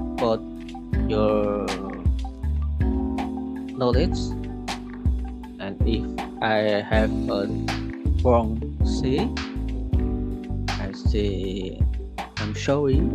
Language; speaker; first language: English; non-native, learner; Indonesian